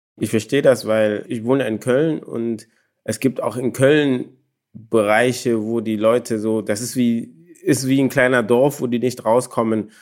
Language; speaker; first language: German; early bilingual, other home language; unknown